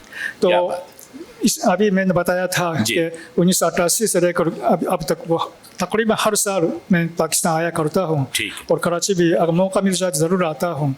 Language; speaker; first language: Hindi; non-native, fluent; Japanese